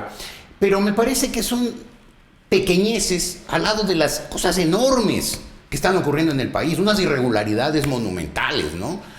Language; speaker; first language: Spanish; native; Spanish